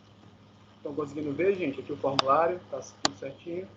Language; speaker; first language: Portuguese; native; Portuguese